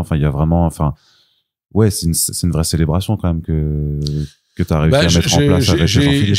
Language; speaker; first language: French; native; French